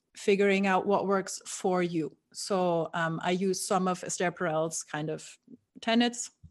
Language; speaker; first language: English; non-native, fluent; German